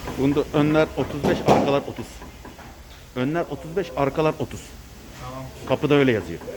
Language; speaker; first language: Turkish; native; Turkish